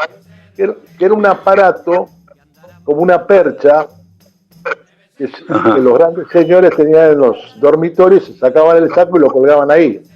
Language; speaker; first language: Spanish; native; Spanish